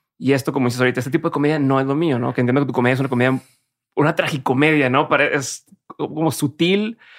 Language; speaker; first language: Spanish; native; Spanish